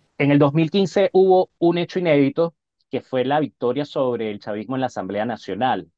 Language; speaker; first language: Spanish; native; Spanish